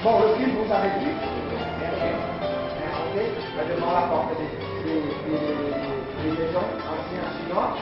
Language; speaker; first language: French; non-native, learner; Vietnamese